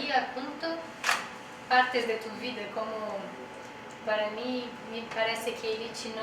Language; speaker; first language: Spanish; non-native, learner; Portuguese